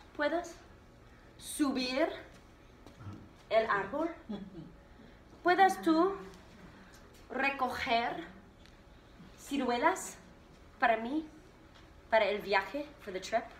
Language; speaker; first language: Spanish; non-native, fluent; English